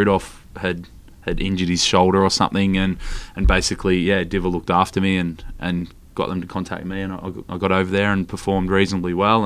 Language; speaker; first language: English; native; English